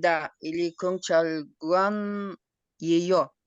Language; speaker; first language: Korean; non-native, learner; Kyrgyz